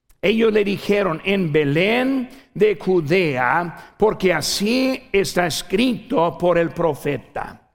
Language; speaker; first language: Spanish; non-native, fluent; English